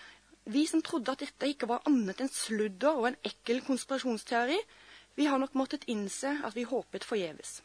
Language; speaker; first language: Norwegian; native; Norwegian